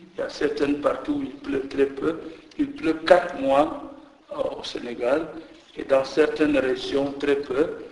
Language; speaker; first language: French; non-native, local second language; Jola-Fonyi